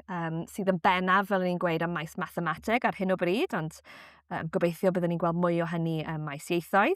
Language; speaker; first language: Welsh; native; Welsh